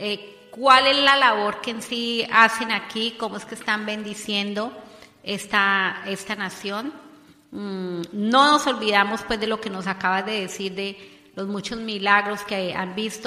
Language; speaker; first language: Spanish; native; Spanish